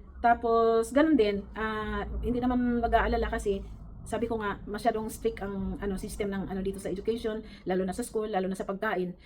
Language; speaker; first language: Filipino; native; Filipino